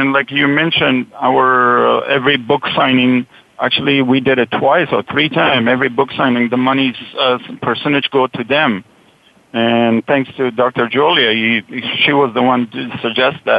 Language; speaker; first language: English; non-native, fluent; Persian